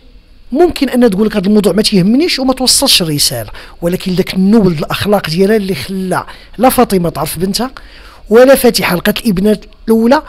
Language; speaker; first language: Arabic; native; Arabic